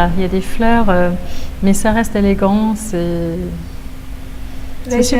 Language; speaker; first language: French; native; French